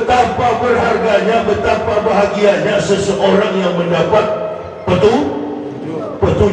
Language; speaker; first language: Indonesian; native; Indonesian